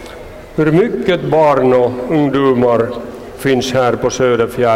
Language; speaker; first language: Swedish; non-native, local second language; Finnish